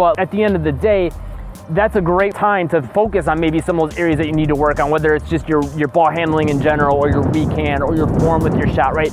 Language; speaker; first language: English; native; English